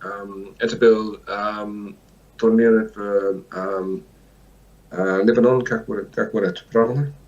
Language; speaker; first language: Russian; non-native, learner; English